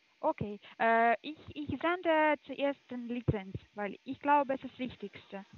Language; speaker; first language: German; non-native, learner; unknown